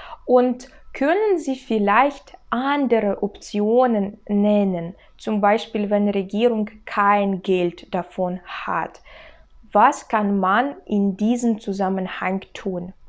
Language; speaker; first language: German; non-native, learner; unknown